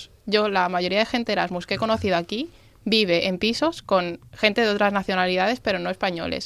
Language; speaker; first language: Spanish; native; Spanish